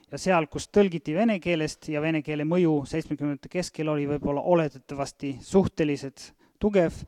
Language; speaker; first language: Estonian; non-native, fluent; Bulgarian